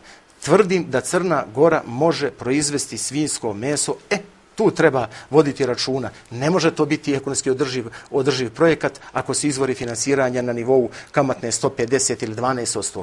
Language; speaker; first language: Croatian; native; Croatian